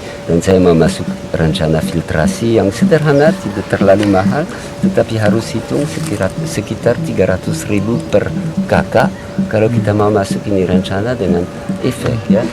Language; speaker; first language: Indonesian; non-native, learner; French